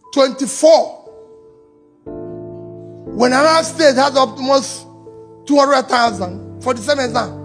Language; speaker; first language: English; non-native, local second language; Igbo